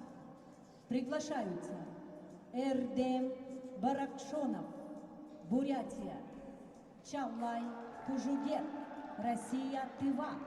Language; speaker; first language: Russian; native; Russian